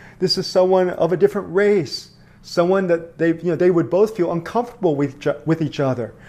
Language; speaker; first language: English; early bilingual, other home language; Korean